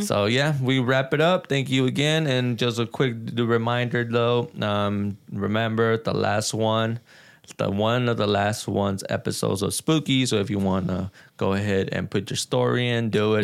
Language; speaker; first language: English; early bilingual, other home language; Spanish